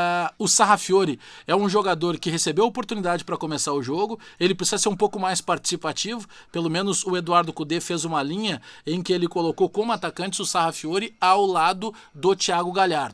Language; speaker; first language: Portuguese; native; Portuguese